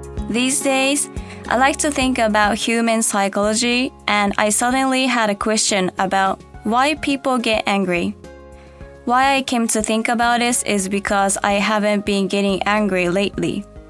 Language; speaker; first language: English; non-native, fluent; Japanese